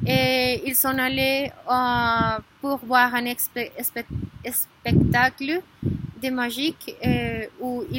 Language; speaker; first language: French; non-native, learner; Spanish